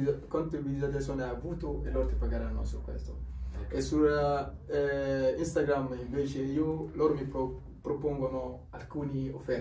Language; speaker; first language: Italian; non-native, learner; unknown